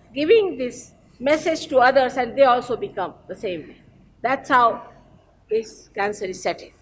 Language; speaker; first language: English; non-native, local second language; Marathi